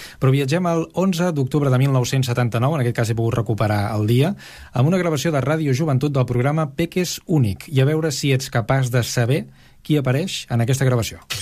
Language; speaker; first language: Catalan; native; Catalan